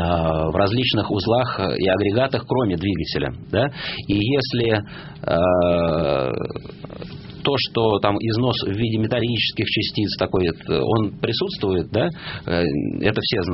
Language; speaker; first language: Russian; native; Russian